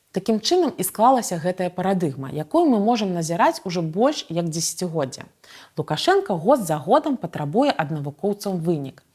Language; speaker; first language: Belarusian; native; Belarusian